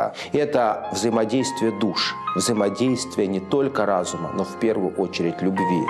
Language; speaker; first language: Russian; native; Russian